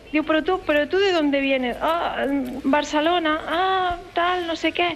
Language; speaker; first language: Catalan; native; Catalan